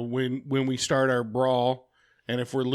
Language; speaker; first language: English; native; English